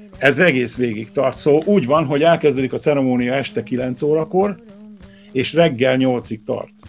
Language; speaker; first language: Hungarian; early bilingual, heritage; Hungarian